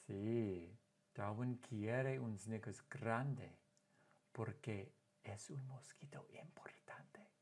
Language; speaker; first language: Spanish; non-native, fluent; English